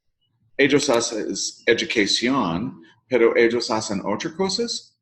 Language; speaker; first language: Spanish; non-native, learner; English